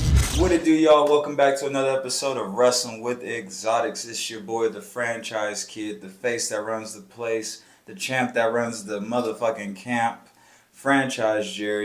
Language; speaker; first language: English; native; English